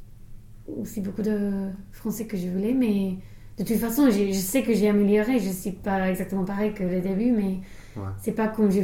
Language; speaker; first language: French; non-native, fluent; English